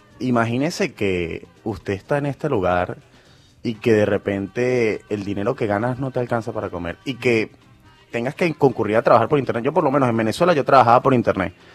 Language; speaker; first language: Spanish; native; Spanish